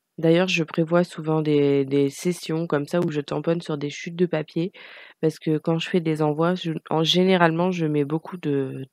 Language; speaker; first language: French; native; French